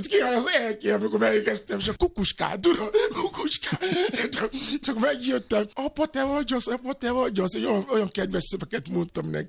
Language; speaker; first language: Hungarian; non-native, learner; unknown